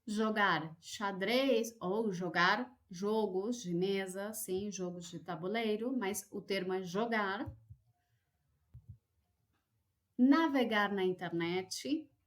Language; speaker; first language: Portuguese; non-native, fluent; Spanish